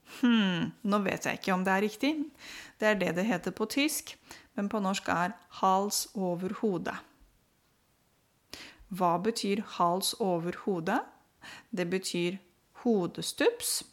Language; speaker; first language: Norwegian; non-native, fluent; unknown